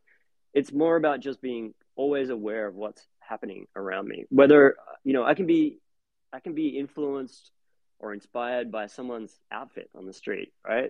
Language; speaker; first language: English; native; English